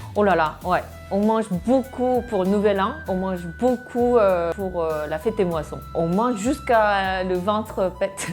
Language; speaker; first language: French; non-native, fluent; Korean